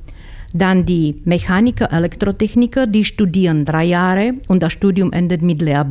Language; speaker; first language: German; non-native, fluent; Slovak